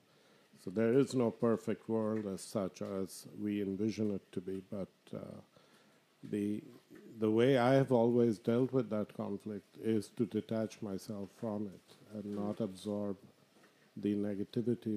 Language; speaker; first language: English; non-native, local second language; Bangla